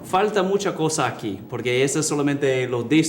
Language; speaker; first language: Spanish; early bilingual, heritage; English